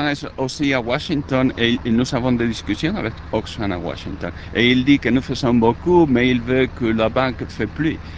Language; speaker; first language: French; non-native, learner; Spanish